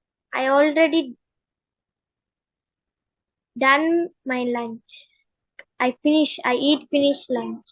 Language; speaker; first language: English; non-native, learner; Tamil